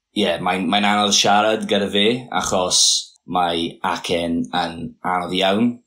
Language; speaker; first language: Welsh; non-native, local second language; English